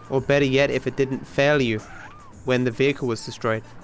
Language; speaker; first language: English; native; English